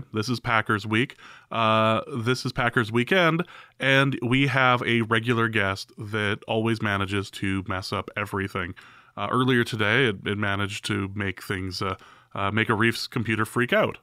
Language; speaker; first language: English; native; English